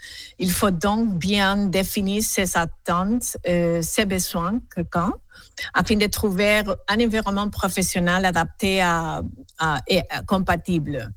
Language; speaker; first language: French; non-native, learner; Spanish